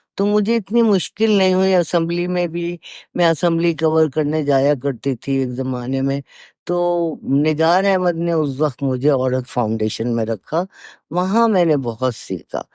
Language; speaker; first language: Urdu; native; Urdu